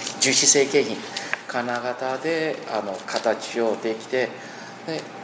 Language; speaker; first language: Japanese; non-native, fluent; Chinese